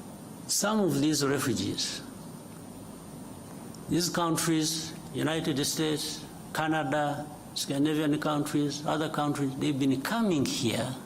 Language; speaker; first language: English; non-native, local second language; Kinyarwanda